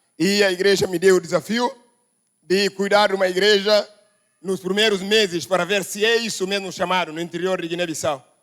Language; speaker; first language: Portuguese; non-native, local second language; Upper Guinea Crioulo